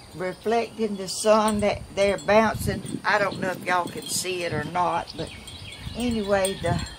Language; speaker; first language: English; native; English